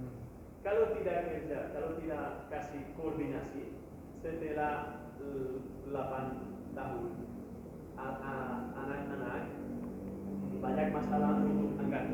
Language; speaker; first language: Indonesian; non-native, learner; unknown